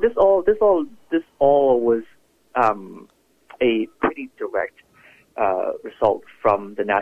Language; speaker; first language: English; non-native, local second language; Cantonese